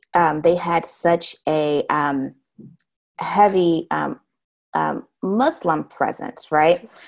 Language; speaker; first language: English; native; English